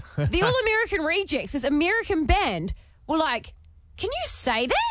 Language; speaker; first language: English; native; English